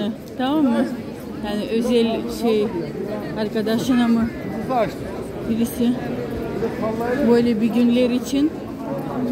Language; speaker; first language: Turkish; non-native, fluent; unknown